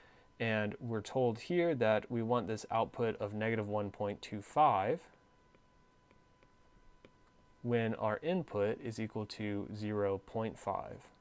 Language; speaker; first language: English; native; English